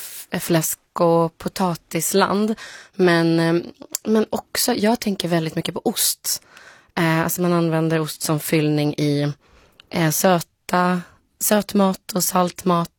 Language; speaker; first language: Swedish; early bilingual, other home language; Polish